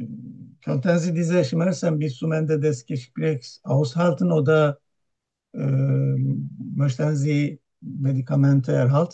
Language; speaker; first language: German; non-native, learner; Turkish